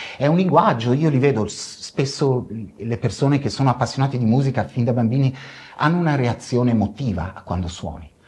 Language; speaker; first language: Italian; early bilingual, other home language; Spanish